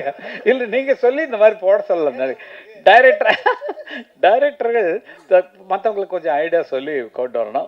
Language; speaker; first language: Tamil; native; Tamil